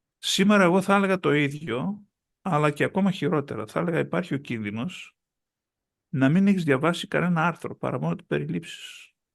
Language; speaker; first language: Greek; early bilingual, heritage; Greek